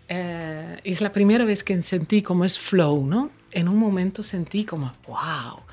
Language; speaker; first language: Spanish; non-native, fluent; Dutch